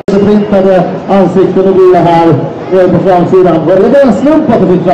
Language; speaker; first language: Swedish; native; Swedish